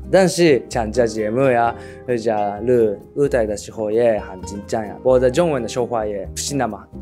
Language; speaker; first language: Chinese; non-native, learner; Japanese